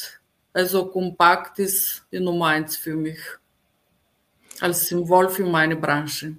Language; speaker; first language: German; non-native, fluent; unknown